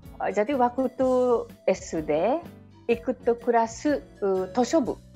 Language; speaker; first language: Indonesian; non-native, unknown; Japanese